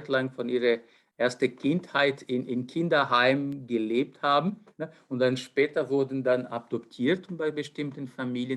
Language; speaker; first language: German; non-native, fluent; Portuguese